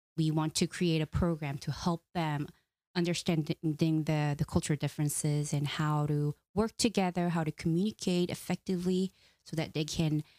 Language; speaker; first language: English; non-native, fluent; Korean